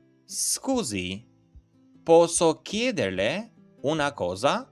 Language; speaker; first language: Italian; non-native, fluent; Albanian